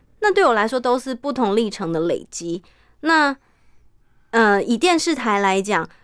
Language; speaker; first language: Chinese; native; Chinese